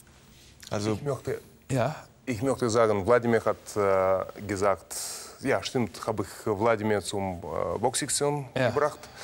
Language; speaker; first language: German; non-native, learner; Russian